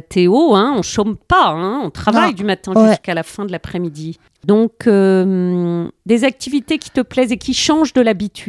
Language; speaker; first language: French; native; French